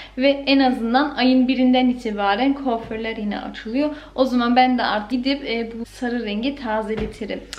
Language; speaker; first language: Turkish; early bilingual, heritage; Turkish